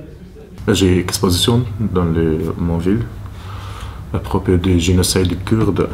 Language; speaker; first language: French; non-native, learner; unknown